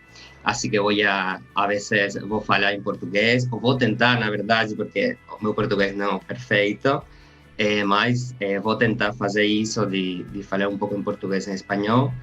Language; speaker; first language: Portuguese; non-native, learner; Spanish